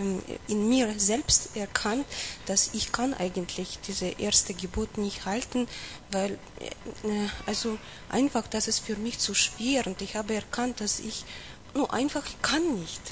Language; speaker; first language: German; non-native, learner; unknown